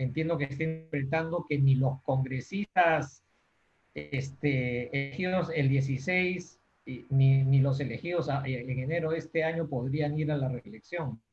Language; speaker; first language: Spanish; native; Spanish